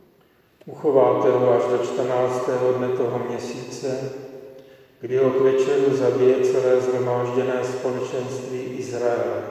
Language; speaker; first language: Czech; native; Czech